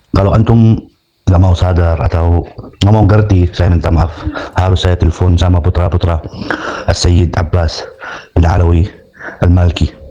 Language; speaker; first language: Indonesian; non-native, learner; Arabic